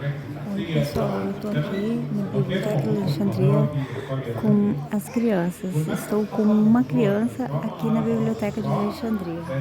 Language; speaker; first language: Portuguese; native; Portuguese